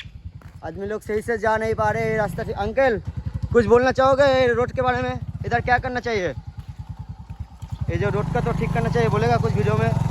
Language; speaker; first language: Hindi; non-native, local second language; Bangla